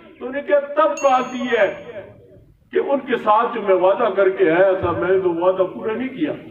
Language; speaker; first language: Urdu; non-native, local second language; Pashto